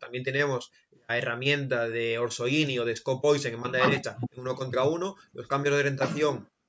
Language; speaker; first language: Spanish; native; Spanish